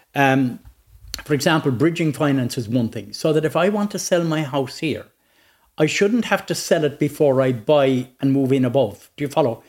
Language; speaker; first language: English; native; English